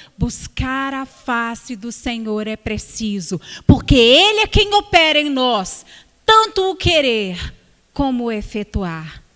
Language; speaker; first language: Portuguese; native; Portuguese